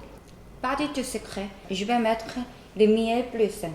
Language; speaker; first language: French; non-native, learner; Korean